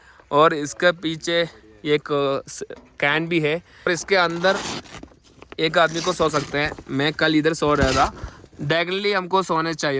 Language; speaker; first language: Hindi; non-native, local second language; Malayalam